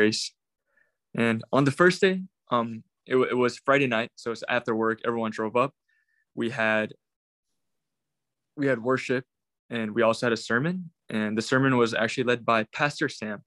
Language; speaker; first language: English; native; English